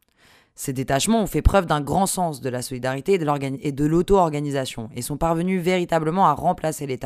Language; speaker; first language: French; native; French